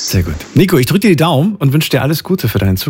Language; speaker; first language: German; native; German